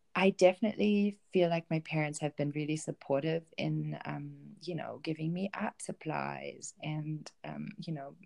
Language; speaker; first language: English; non-native, fluent; German